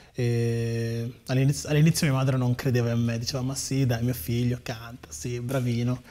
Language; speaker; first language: Italian; early bilingual, other home language; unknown